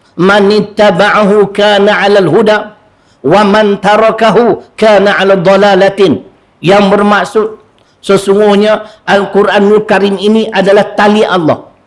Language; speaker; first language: Malay; native; Malay